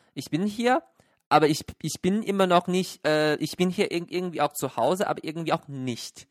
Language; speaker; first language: German; non-native, fluent; Chinese